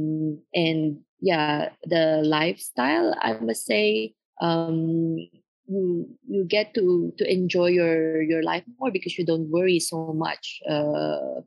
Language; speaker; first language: English; non-native, local second language; Filipino